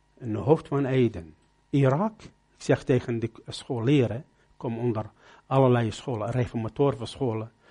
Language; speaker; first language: Dutch; non-native, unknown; Arabic